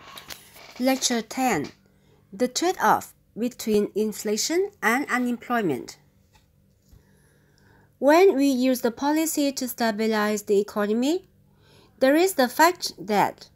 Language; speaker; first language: English; non-native, fluent; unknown